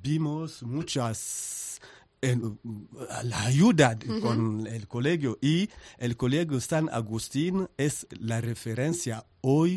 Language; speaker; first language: Spanish; non-native, learner; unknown